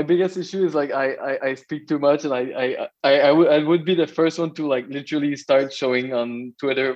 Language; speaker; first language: English; native; English